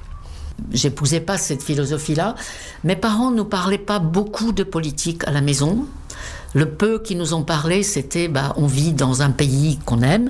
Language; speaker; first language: French; non-native, fluent; Czech